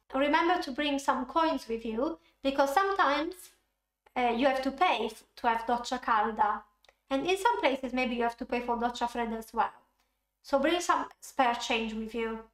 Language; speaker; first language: English; non-native, fluent; Italian